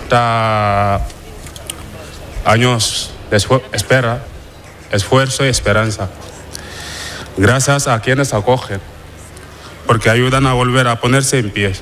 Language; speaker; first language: Spanish; non-native, fluent; Wolof